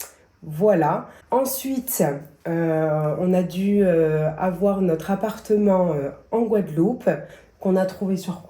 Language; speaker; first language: French; native; French